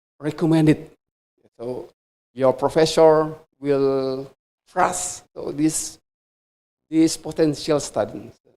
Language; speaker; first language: English; non-native, fluent; Indonesian